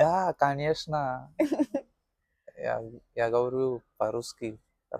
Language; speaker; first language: Russian; non-native, learner; Tamil